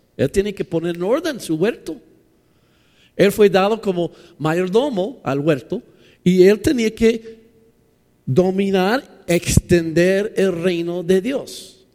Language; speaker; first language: Spanish; non-native, fluent; English